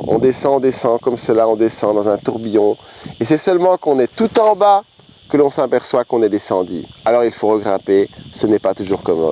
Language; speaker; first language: French; native; French